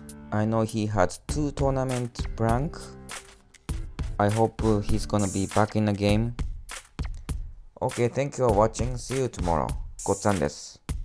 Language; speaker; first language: English; non-native, learner; Japanese